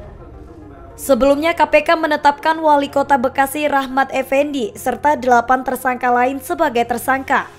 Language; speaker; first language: Indonesian; native; Indonesian